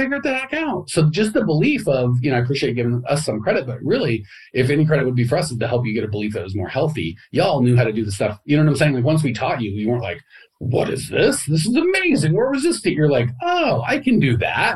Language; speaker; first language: English; native; English